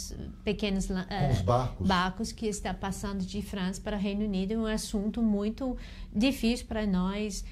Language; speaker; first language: Portuguese; non-native, learner; English